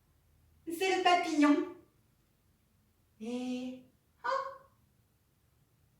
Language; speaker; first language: French; native; French